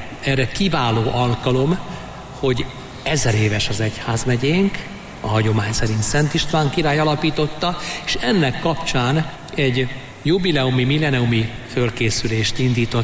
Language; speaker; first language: Hungarian; native; Hungarian